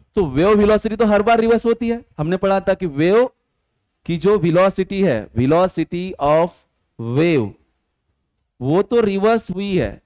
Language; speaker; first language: Hindi; non-native, local second language; Marathi